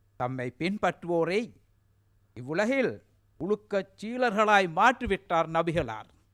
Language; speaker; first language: Tamil; non-native, local second language; Sinhala